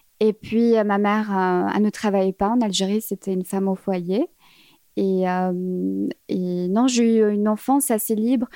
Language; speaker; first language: French; early bilingual, other home language; Arabic